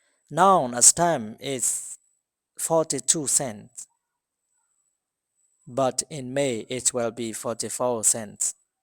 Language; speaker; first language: English; non-native, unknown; Burmese